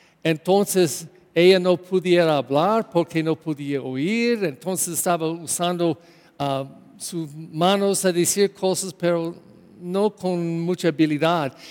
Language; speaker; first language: Spanish; non-native, learner; English